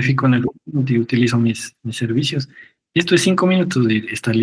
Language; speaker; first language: Spanish; native; Spanish